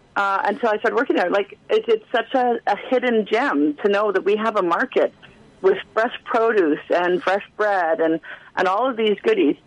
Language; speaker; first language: English; native; English